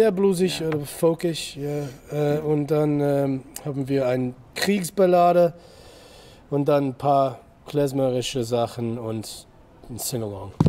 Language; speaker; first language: German; non-native, fluent; English